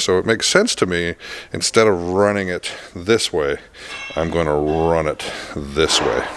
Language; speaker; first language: English; native; English